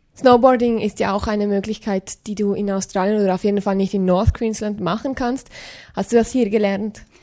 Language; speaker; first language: German; native; German